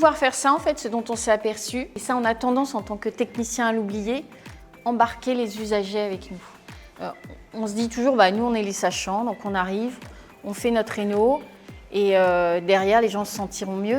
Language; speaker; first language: French; native; French